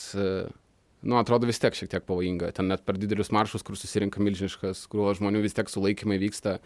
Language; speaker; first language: Lithuanian; early bilingual, other home language; Russian